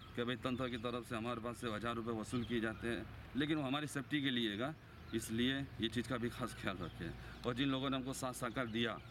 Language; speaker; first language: Hindi; non-native, local second language; Gujarati